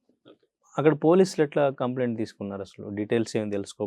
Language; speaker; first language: Telugu; native; Telugu